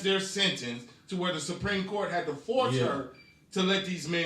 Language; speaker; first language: English; native; English